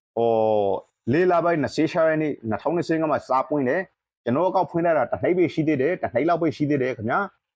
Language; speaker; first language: Burmese; non-native, local second language; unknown